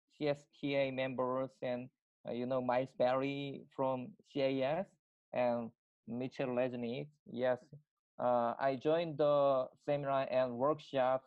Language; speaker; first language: English; non-native, learner; Korean